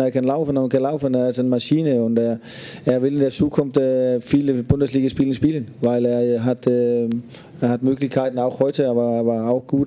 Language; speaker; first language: German; non-native, learner; Danish